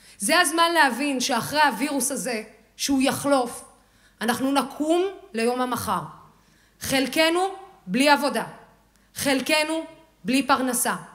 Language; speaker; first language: Hebrew; non-native, local second language; Arabic